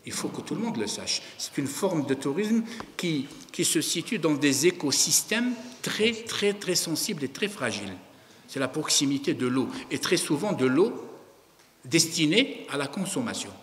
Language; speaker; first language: French; non-native, local second language; Arabic